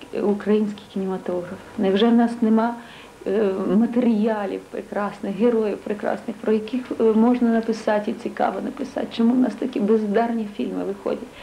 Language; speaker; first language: Ukrainian; native; Ukrainian